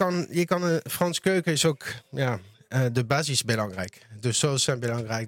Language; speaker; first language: Dutch; non-native, learner; French